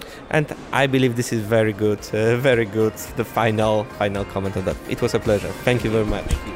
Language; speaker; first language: English; non-native, fluent; Polish